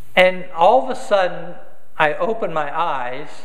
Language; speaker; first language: English; native; English